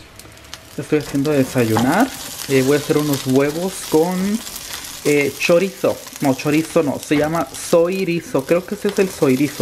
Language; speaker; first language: Spanish; native; Spanish